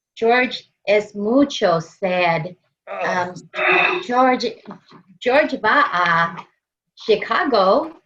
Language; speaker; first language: Spanish; non-native, learner; English